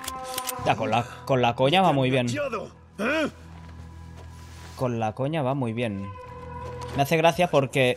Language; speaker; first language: Spanish; native; Spanish